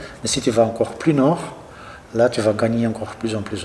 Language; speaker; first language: French; non-native, local second language; Dutch